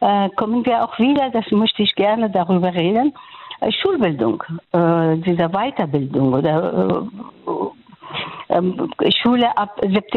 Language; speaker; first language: German; non-native, fluent; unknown